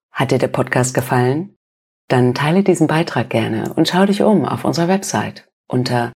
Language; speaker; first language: German; native; German